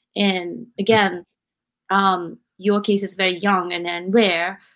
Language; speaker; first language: English; non-native, fluent; Japanese